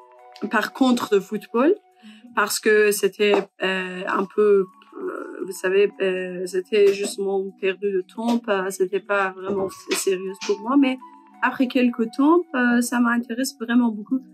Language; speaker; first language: French; non-native, learner; Persian